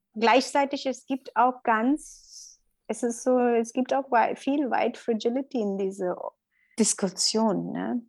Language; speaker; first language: German; non-native, learner; Tamil